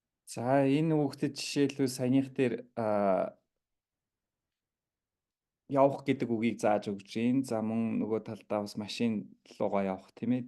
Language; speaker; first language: Mongolian; native; Mongolian